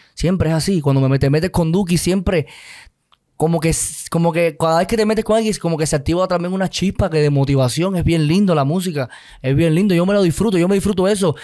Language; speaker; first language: Spanish; native; Spanish